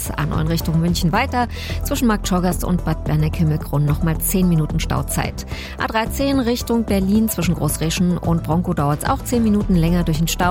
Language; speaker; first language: German; native; German